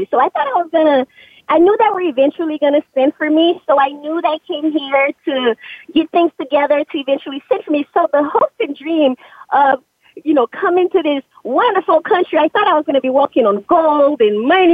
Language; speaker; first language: English; early bilingual, other home language; Haitian Creole